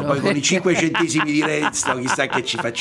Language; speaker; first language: Italian; native; Italian